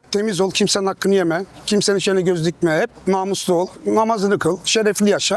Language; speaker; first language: Turkish; early bilingual, heritage; Turkish